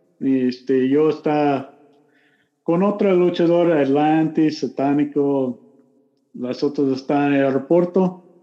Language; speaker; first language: Spanish; non-native, learner; English